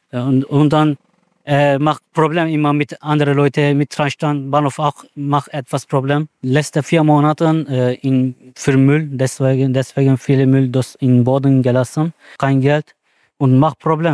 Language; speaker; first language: German; non-native, learner; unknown